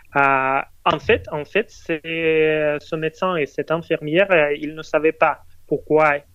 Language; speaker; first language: French; non-native, fluent; Russian